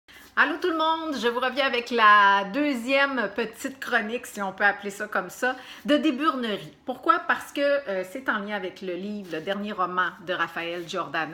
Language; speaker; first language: French; native; French